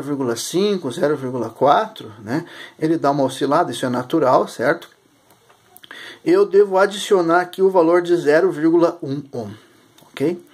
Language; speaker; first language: Portuguese; native; Portuguese